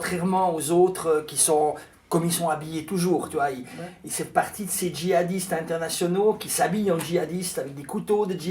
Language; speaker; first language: French; native; French